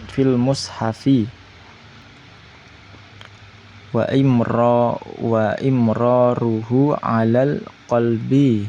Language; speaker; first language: Arabic; non-native, learner; Indonesian